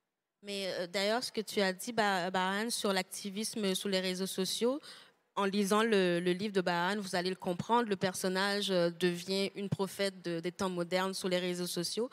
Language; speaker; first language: French; native; French